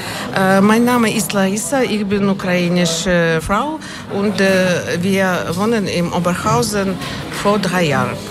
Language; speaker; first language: German; non-native, learner; Ukrainian